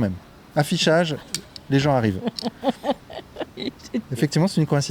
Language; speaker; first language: French; native; French